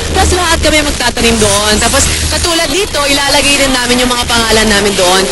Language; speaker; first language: Filipino; non-native, fluent; Korean